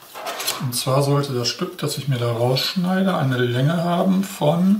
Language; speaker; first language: German; native; German